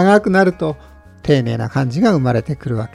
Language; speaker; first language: Japanese; native; Japanese